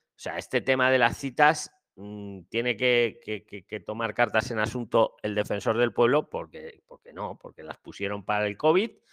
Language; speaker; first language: Spanish; native; Spanish